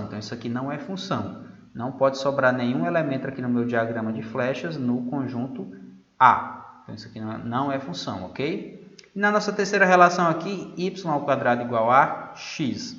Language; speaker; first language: Portuguese; native; Portuguese